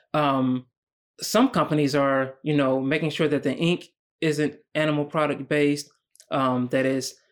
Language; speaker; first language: English; native; English